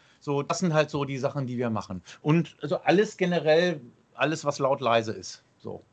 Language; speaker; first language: German; early bilingual, other home language; Arabic